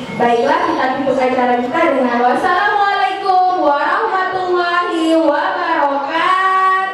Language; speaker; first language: Indonesian; native; Indonesian